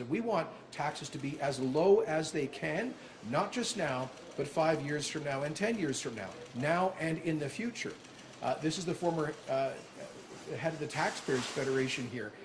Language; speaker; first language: English; native; English